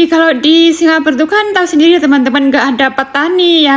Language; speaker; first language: Indonesian; native; Indonesian